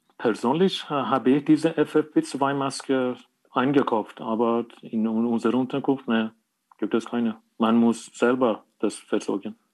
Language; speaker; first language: German; non-native, learner; Persian